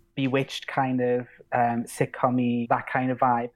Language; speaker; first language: English; native; English